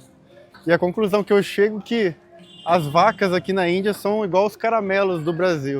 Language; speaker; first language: Portuguese; native; Portuguese